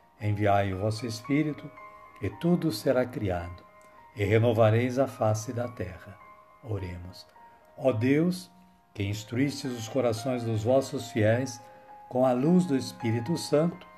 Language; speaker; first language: Portuguese; native; Portuguese